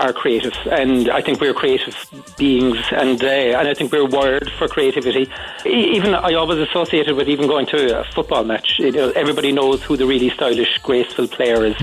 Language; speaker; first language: English; native; English